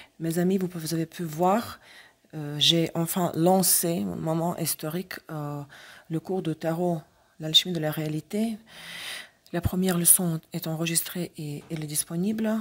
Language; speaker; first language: French; non-native, fluent; Russian